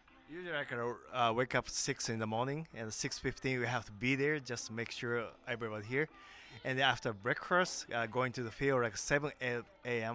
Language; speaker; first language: English; non-native, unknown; Japanese